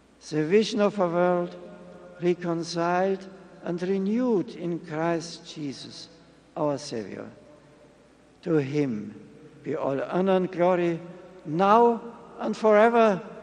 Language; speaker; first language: English; non-native, fluent; German